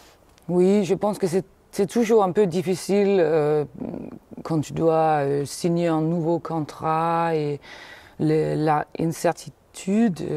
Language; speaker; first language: French; non-native, fluent; Danish